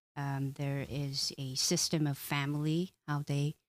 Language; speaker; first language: English; non-native, fluent; Korean